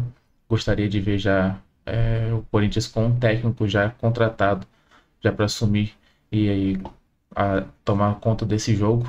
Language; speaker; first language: Portuguese; native; Portuguese